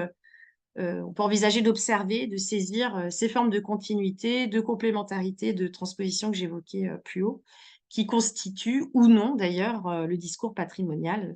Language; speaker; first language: French; native; French